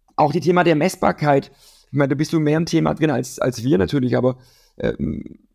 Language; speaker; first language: German; native; German